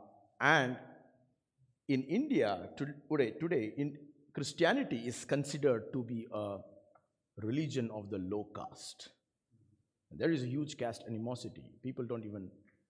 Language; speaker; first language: English; non-native, local second language; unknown